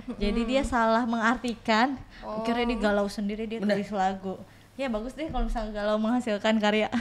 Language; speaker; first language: Indonesian; native; Indonesian